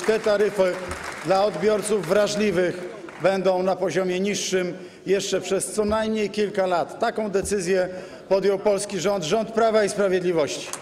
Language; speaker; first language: Polish; native; Polish